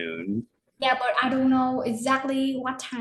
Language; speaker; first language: English; non-native, learner; Vietnamese